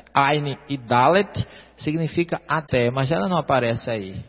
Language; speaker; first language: Portuguese; native; Portuguese